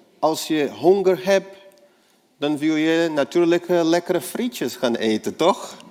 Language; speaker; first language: Dutch; non-native, fluent; Portuguese